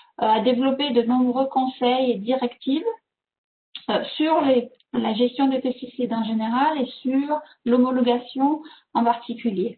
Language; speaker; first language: French; native; French